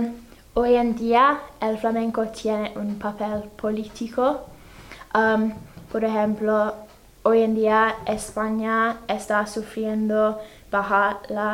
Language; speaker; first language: Spanish; non-native, fluent; English